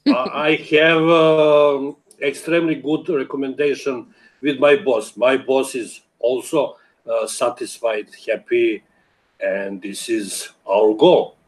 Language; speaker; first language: English; non-native, learner; Serbian